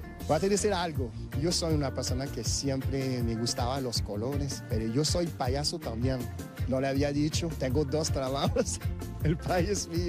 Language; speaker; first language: Spanish; non-native, fluent; French